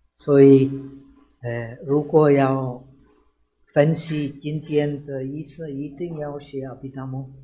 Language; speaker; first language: Chinese; non-native, fluent; Czech